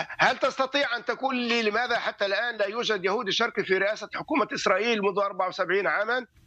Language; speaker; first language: Arabic; native; Arabic